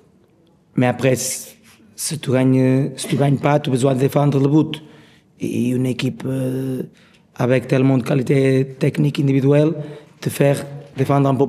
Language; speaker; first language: French; non-native, learner; Portuguese